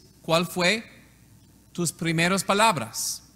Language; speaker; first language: Spanish; non-native, learner; English